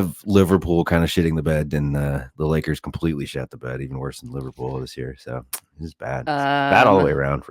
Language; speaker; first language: English; native; English